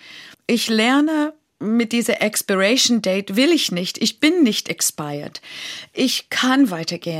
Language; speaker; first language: German; non-native, fluent; English